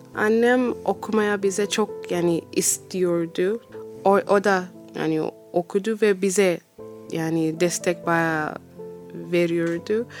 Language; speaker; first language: Turkish; non-native, learner; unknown